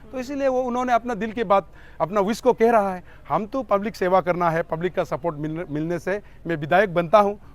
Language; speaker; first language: Hindi; non-native, local second language; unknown